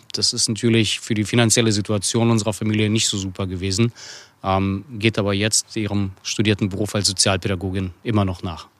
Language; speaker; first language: German; early bilingual, other home language; Russian